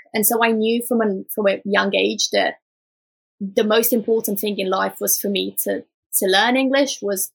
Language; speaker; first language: English; early bilingual, other home language; Romanian